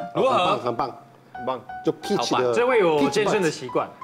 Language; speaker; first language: Chinese; non-native, fluent; Portuguese